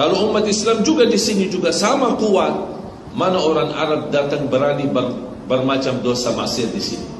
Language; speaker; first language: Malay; non-native, fluent; Arabic